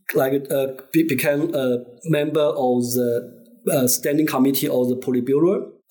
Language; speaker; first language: English; non-native, fluent; Chinese